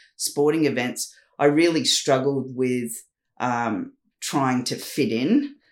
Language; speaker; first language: English; native; English